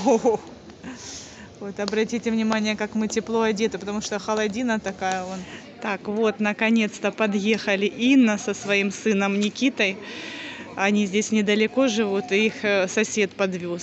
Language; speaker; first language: Russian; native; Russian